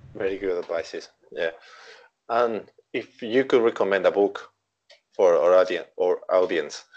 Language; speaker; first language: English; non-native, fluent; Spanish